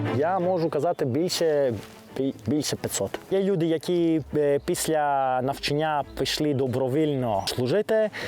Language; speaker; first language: Ukrainian; non-native, learner; Greek